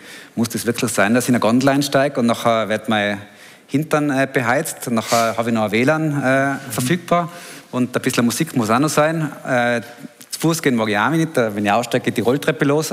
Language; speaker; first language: German; native; German